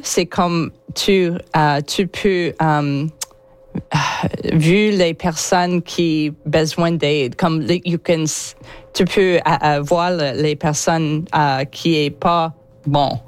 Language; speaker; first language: French; non-native, learner; English